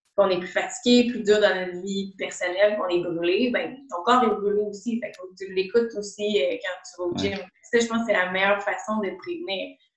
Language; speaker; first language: French; native; French